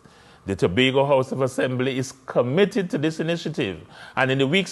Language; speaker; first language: English; native; English